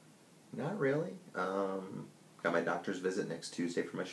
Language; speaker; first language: English; native; English